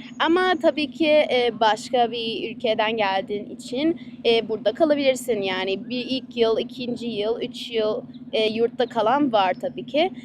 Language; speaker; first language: Turkish; early bilingual, heritage; Turkish